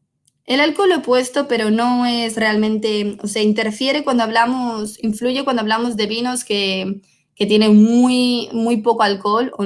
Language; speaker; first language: Spanish; native; Spanish